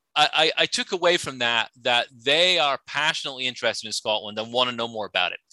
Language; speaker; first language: English; native; English